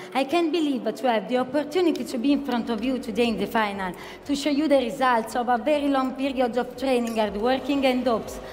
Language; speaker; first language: English; non-native, learner; Italian